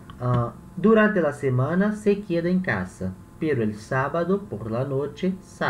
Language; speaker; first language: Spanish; non-native, fluent; Portuguese